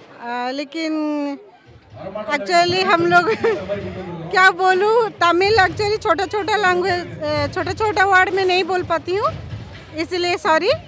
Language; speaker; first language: Hindi; non-native, local second language; Odia